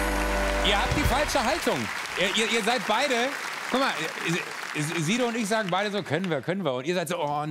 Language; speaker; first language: German; native; German